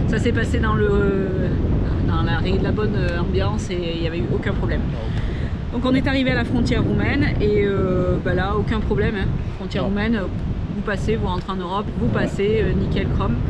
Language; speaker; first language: French; native; French